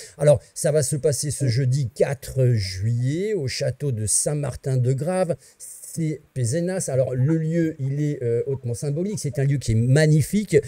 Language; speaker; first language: French; native; French